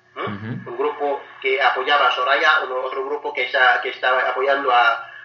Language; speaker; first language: Spanish; non-native, fluent; Wolof